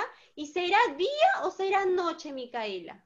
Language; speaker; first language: Spanish; native; Spanish